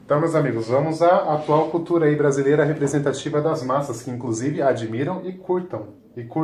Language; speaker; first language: Portuguese; native; Portuguese